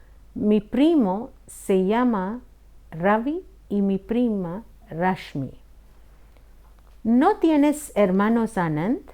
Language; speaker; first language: Spanish; non-native, fluent; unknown